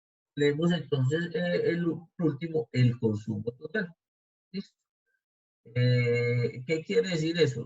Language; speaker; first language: Spanish; native; Spanish